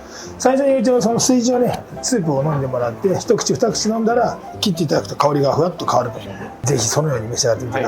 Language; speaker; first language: Japanese; native; Japanese